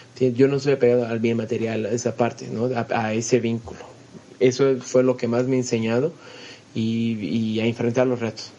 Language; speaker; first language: Spanish; non-native, fluent; Portuguese